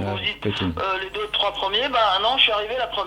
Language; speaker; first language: French; native; French